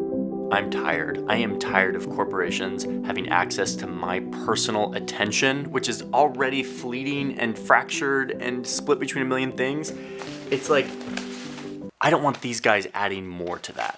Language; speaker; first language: English; native; English